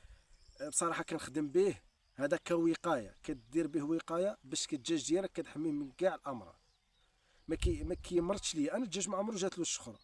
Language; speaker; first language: Arabic; native; Arabic